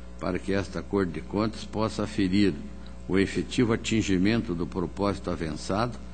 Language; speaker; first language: Portuguese; native; Portuguese